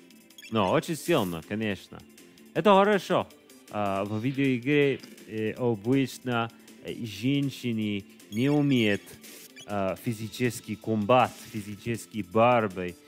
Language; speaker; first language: Russian; non-native, learner; English